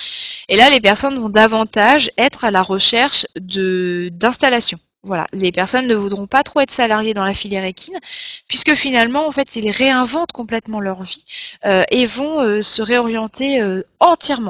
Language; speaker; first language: French; native; French